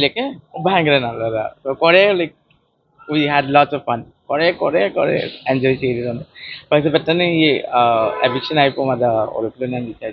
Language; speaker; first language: Malayalam; non-native, learner; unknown